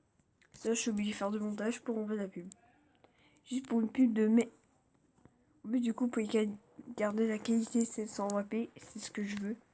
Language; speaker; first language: French; native; French